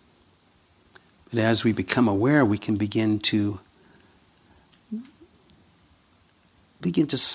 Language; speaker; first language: English; native; English